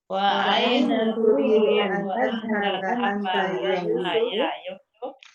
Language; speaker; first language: Arabic; non-native, learner; Indonesian